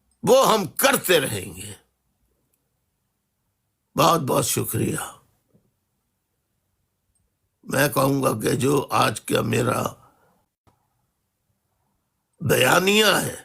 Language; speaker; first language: Urdu; native; Urdu